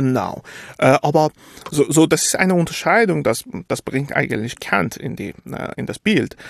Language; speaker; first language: German; non-native, fluent; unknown